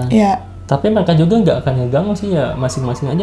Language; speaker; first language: Indonesian; native; Indonesian